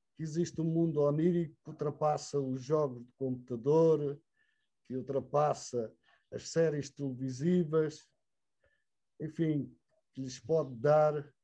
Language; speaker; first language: Portuguese; native; Portuguese